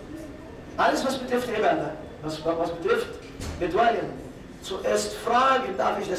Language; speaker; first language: German; non-native, fluent; Arabic